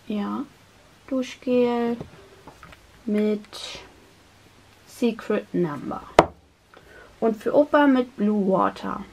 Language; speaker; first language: German; native; German